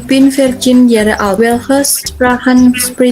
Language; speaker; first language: German; non-native, learner; Indonesian